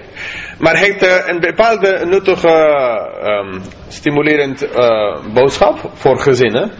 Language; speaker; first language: Dutch; non-native, fluent; English